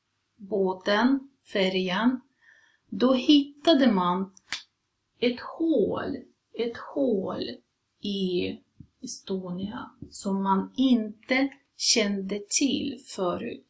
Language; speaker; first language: Swedish; non-native, fluent; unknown